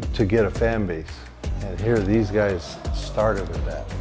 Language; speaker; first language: English; native; English